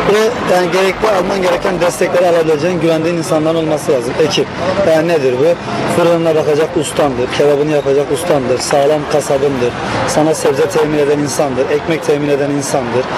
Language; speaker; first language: Turkish; native; Turkish